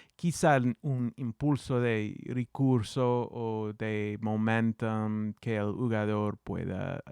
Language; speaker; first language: Spanish; non-native, learner; English